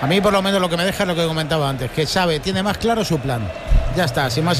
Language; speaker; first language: Spanish; native; Spanish